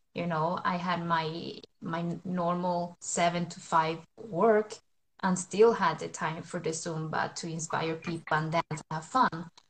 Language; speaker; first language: English; non-native, fluent; Spanish